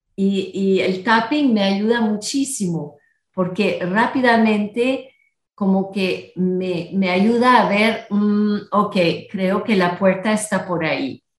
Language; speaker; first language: Spanish; non-native, fluent; French